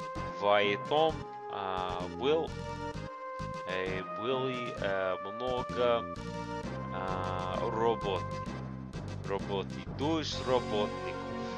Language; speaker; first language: Russian; non-native, learner; English